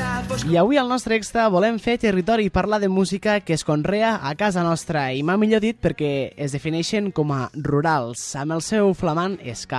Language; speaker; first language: Catalan; native; Catalan